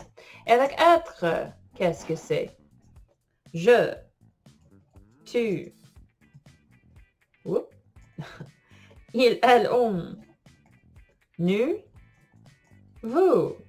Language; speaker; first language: French; non-native, fluent; English